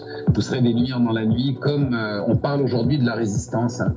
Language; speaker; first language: French; native; French